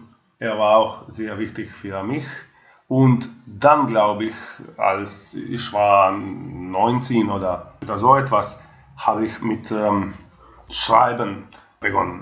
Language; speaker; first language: German; non-native, fluent; Croatian